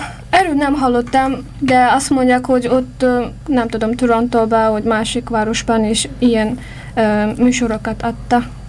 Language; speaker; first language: Hungarian; non-native, fluent; Uyghur